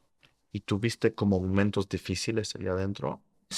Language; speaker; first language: Spanish; early bilingual, heritage; Spanish